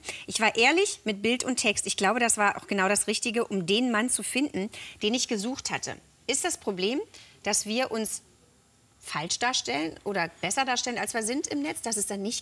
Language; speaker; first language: German; native; German